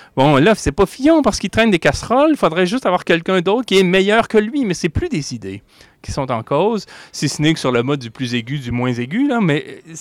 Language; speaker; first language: French; native; French